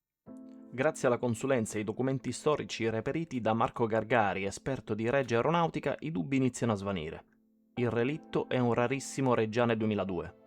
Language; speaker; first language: Italian; native; Italian